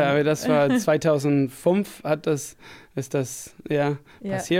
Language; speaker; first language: German; non-native, fluent; English